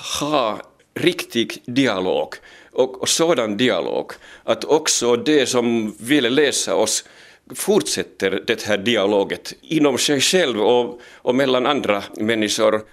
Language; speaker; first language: Swedish; non-native, local second language; Finnish